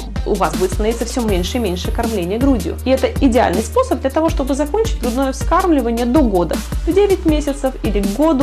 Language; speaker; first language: Russian; native; Russian